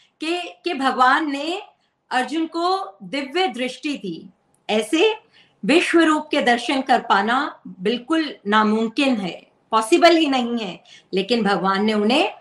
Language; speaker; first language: Hindi; native; Hindi